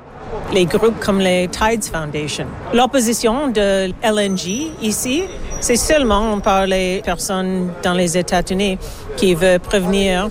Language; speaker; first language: French; non-native, learner; English